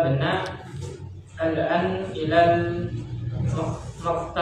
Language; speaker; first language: Arabic; non-native, learner; Indonesian